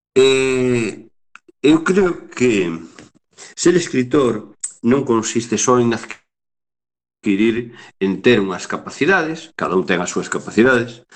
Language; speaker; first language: Galician; native; Galician